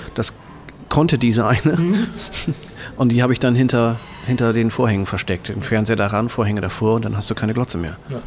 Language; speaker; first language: German; native; German